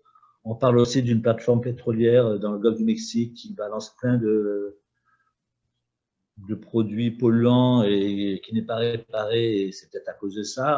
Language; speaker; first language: French; native; French